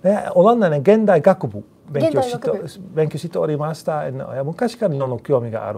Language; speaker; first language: Japanese; non-native, learner; Dutch